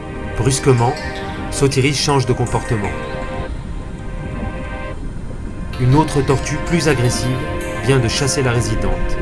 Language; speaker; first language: French; native; French